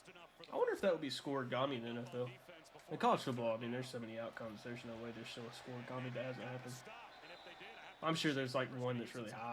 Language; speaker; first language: English; native; English